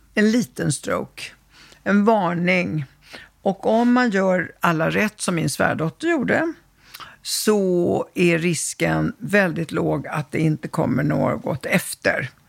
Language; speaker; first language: Swedish; early bilingual, other home language; Italian